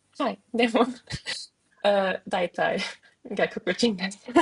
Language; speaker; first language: Japanese; non-native, learner; German